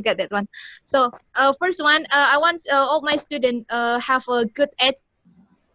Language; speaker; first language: English; non-native, learner; Indonesian